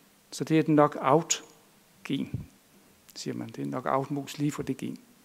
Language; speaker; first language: Danish; native; Danish